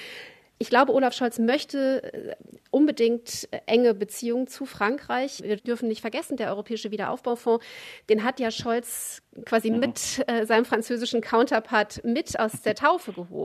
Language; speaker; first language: German; native; German